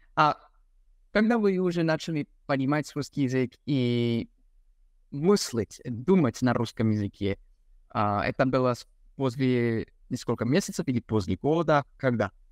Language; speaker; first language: Russian; non-native, fluent; English